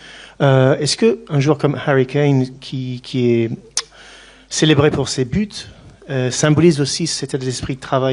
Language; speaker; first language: French; native; French